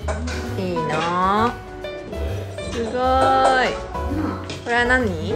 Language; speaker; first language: Japanese; native; Japanese